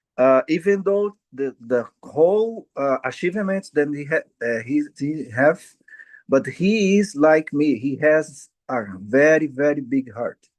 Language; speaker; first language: English; non-native, learner; Portuguese